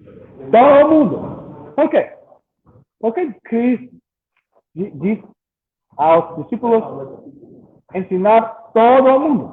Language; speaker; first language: Portuguese; non-native, learner; English